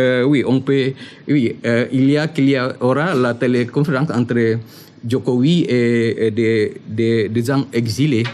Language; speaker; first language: French; non-native, fluent; Indonesian